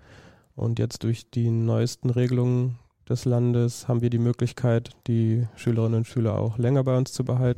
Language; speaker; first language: German; native; German